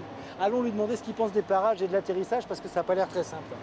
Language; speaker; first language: French; native; French